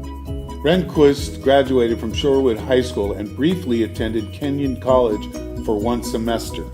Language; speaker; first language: English; native; English